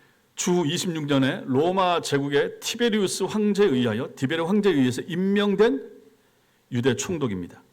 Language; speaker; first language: Korean; native; Korean